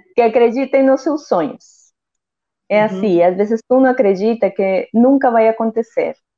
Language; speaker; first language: Portuguese; non-native, fluent; Spanish